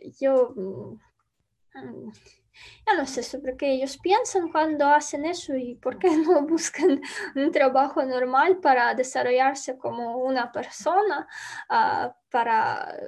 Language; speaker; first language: Spanish; non-native, learner; Ukrainian